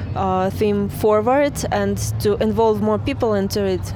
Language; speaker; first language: English; non-native, fluent; Russian